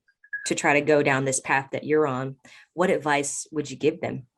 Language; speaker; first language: English; native; English